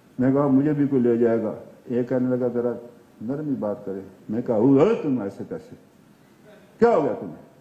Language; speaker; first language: Urdu; non-native, local second language; Pahari-Potwari